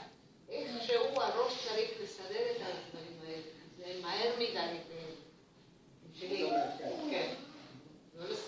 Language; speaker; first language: Hebrew; non-native, fluent; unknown